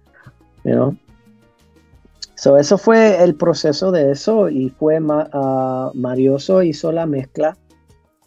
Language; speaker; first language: Spanish; early bilingual, heritage; English